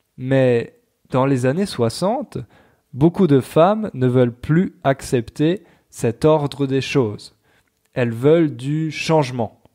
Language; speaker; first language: French; native; French